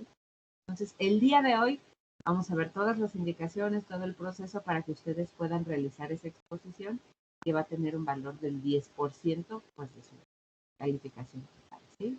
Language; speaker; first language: Spanish; native; Spanish